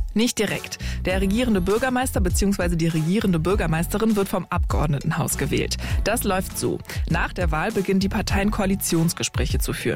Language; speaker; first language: German; native; German